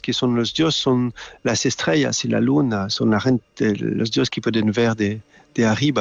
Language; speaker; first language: Spanish; non-native, learner; French